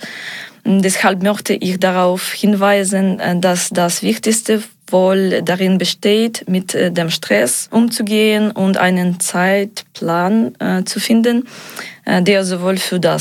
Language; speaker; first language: German; non-native, fluent; Ukrainian